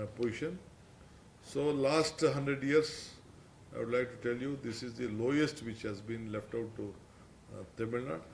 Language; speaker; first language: English; non-native, local second language; Kannada